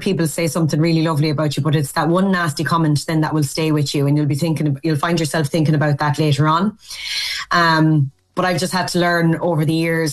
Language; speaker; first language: English; native; English